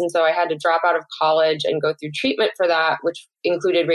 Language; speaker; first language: English; native; English